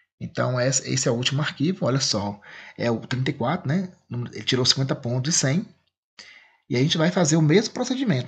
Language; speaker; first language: Portuguese; native; Portuguese